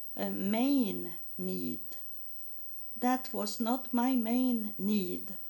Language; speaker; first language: English; non-native, learner; Swedish